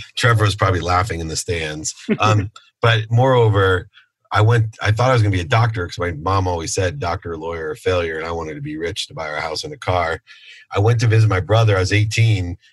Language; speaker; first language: English; native; English